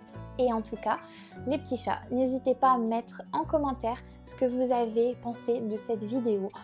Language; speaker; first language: French; native; French